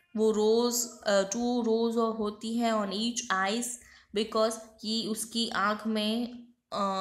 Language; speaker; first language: Hindi; non-native, local second language; Gujarati